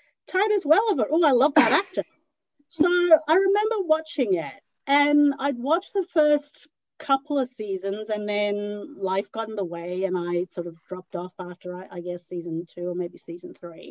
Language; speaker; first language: English; non-native, local second language; Cantonese